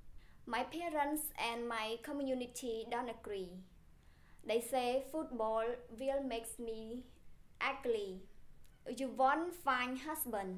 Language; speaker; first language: English; non-native, learner; Khmer